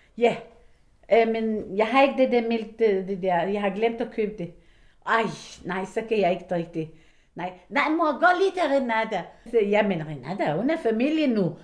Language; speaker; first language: Danish; non-native, fluent; Hebrew